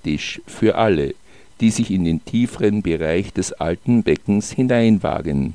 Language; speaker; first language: German; native; German